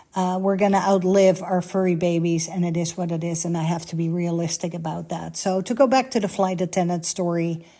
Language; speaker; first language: English; non-native, fluent; Dutch